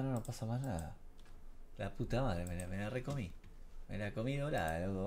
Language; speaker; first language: Spanish; native; Spanish